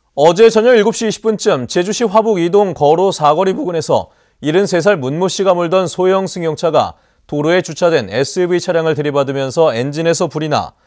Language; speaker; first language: Korean; native; Korean